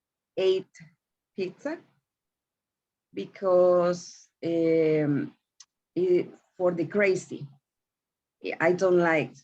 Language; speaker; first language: English; non-native, learner; Spanish